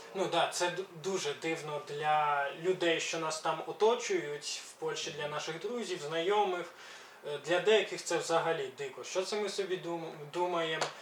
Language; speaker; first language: Ukrainian; early bilingual, other home language; Belarusian